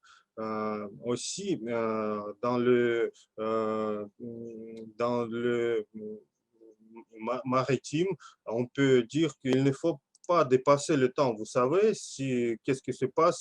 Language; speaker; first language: French; non-native, fluent; Russian